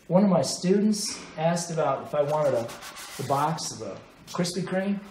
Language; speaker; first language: English; native; English